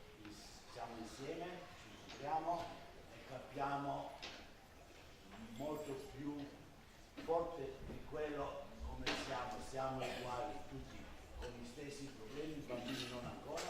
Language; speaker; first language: Italian; non-native, learner; Slovenian